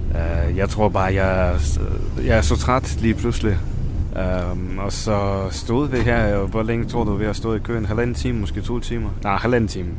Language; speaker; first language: Danish; non-native, fluent; Russian